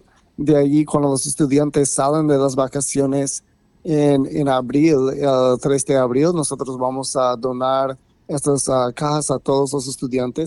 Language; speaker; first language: Spanish; non-native, fluent; English